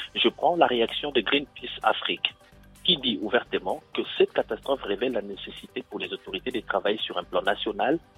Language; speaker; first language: French; non-native, local second language; Lingala